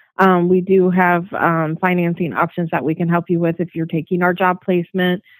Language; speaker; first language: English; native; English